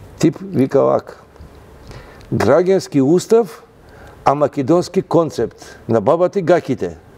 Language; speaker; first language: Macedonian; non-native, local second language; Albanian